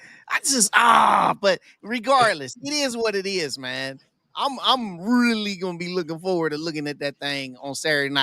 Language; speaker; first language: English; native; English